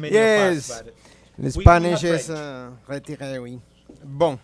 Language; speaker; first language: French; non-native, fluent; Spanish